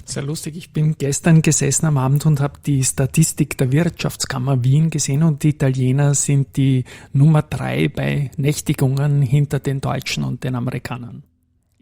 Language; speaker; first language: German; native; German